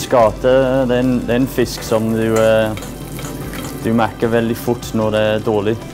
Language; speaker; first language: Norwegian; non-native, fluent; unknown